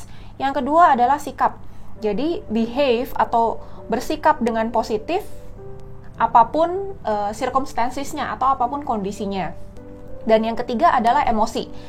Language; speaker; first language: Indonesian; native; Indonesian